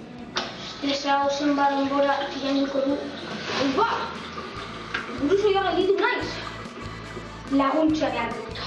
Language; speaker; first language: Basque; non-native, local second language; Spanish